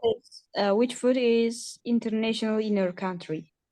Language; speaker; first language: English; non-native, learner; Uzbek